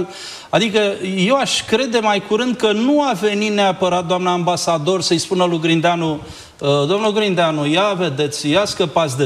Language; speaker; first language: Romanian; native; Romanian